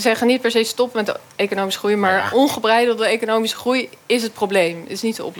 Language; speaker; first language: Dutch; native; Dutch